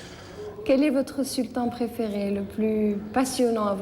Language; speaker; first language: French; native; French